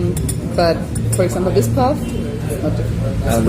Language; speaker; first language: English; non-native, fluent; German